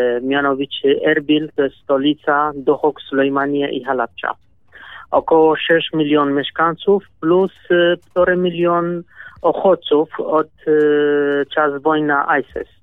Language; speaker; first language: Polish; non-native, learner; Kurdish